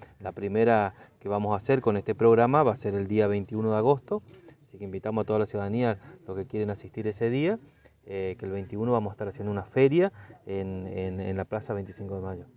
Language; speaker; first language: Spanish; native; Spanish